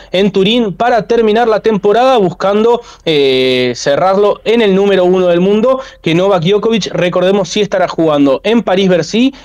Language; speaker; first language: Spanish; native; Spanish